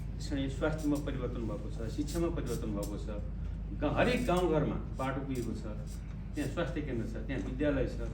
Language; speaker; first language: Nepali; native; Nepali